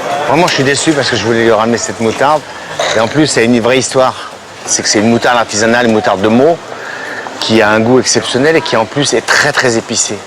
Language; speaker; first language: French; native; French